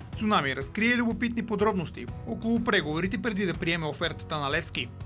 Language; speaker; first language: Bulgarian; native; Bulgarian